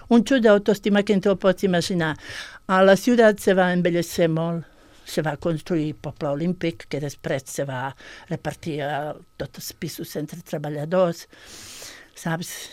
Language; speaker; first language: Catalan; non-native, fluent; Bosnian